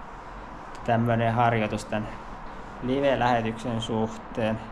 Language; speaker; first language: Finnish; native; Finnish